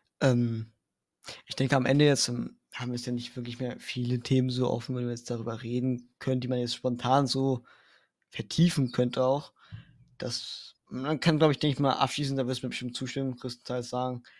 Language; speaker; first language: German; native; German